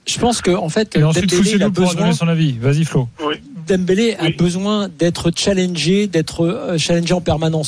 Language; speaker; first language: French; native; French